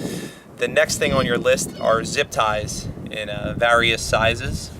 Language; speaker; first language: English; native; English